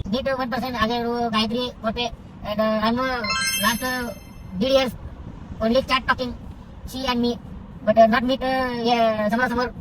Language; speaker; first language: English; non-native, learner; Marathi